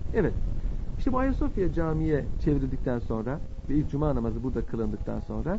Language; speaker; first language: Turkish; native; Turkish